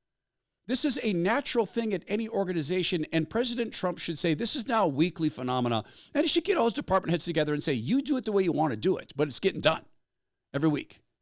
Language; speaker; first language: English; native; English